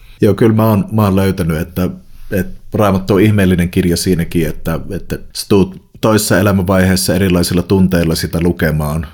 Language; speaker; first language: Finnish; native; Finnish